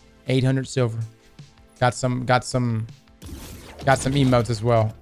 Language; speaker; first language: English; native; English